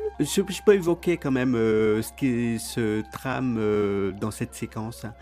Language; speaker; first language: French; early bilingual, other home language; Khmer